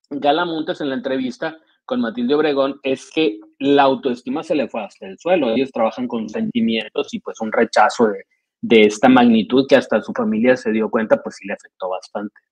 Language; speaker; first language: Spanish; native; Spanish